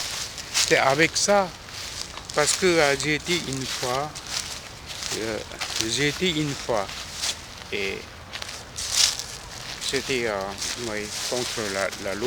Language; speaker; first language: French; non-native, fluent; Korean